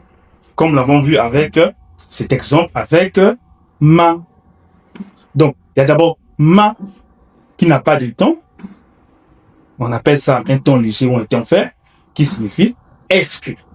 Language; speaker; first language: French; non-native, fluent; Chinese